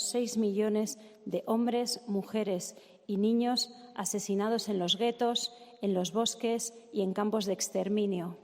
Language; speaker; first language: Spanish; native; Spanish